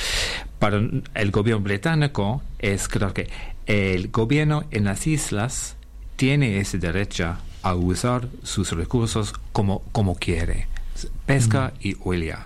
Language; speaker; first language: Spanish; non-native, fluent; English